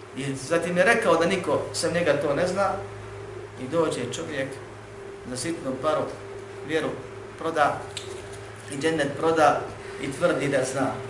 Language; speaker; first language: Bosnian; native; Bosnian